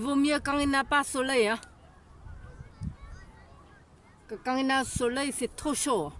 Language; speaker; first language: French; non-native, fluent; Vietnamese